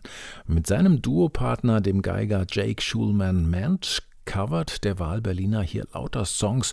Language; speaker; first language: German; native; German